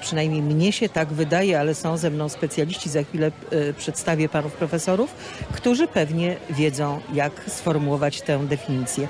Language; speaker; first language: Polish; native; Polish